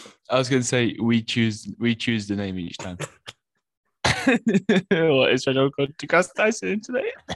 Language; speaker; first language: English; native; English